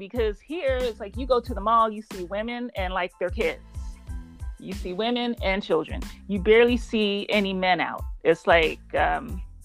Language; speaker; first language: English; native; English